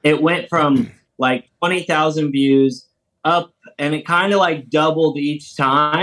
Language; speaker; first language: English; native; English